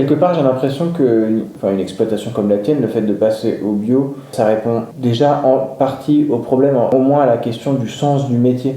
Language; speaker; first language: French; native; French